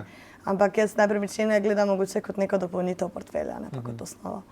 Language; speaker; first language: Slovenian; native; Slovenian